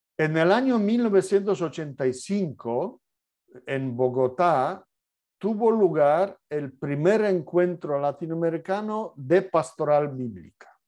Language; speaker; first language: Spanish; non-native, fluent; Polish